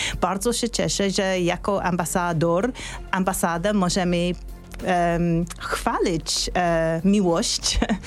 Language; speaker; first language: Polish; non-native, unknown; English